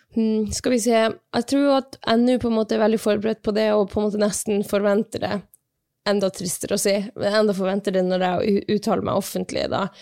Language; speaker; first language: Norwegian; non-native, local second language; Northern Sami